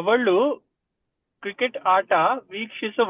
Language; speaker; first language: Kannada; non-native, learner; Telugu